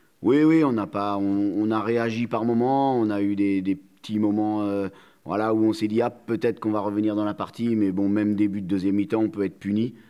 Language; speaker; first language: French; native; French